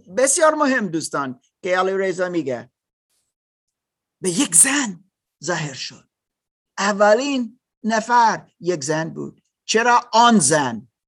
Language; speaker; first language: Persian; non-native, learner; German